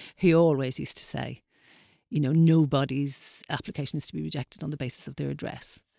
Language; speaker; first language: English; native; English